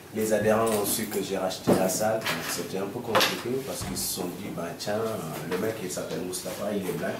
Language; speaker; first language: French; non-native, local second language; Wolof